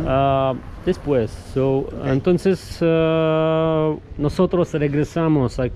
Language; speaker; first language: Spanish; non-native, learner; Polish